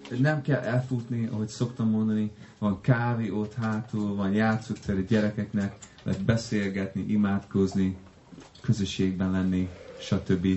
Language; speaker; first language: Hungarian; non-native, fluent; English